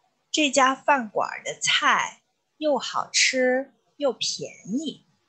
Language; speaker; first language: Chinese; native; Chinese